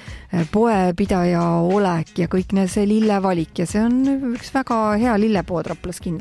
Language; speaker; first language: Estonian; native; Estonian